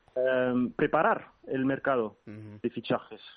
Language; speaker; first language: Spanish; early bilingual, heritage; French